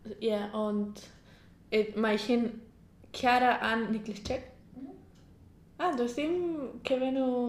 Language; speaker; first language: Welsh; non-native, learner; Spanish